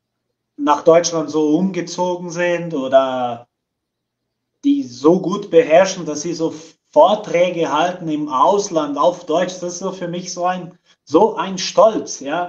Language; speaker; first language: German; non-native, fluent; Portuguese